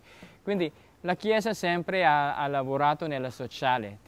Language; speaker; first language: Spanish; non-native, learner; Filipino